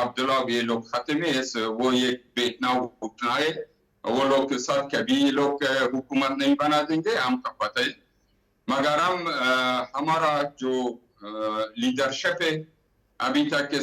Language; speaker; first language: Hindi; non-native, learner; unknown